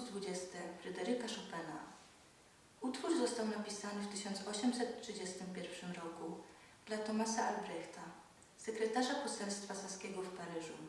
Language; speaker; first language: Polish; native; Polish